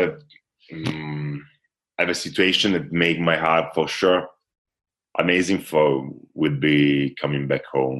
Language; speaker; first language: English; non-native, fluent; Italian